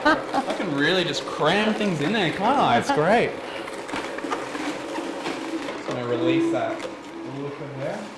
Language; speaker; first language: English; native; English